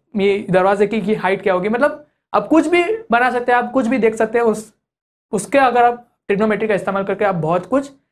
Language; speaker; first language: Hindi; native; Hindi